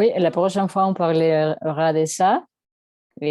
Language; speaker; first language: French; non-native, learner; Spanish